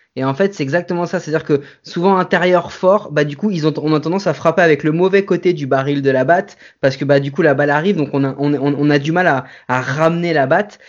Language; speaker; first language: French; native; French